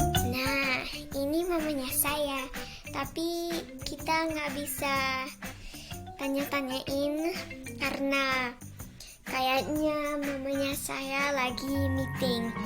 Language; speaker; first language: Indonesian; early bilingual, heritage; Indonesian